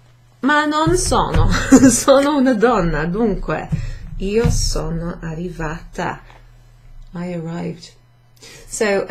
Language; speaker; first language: Italian; non-native, fluent; English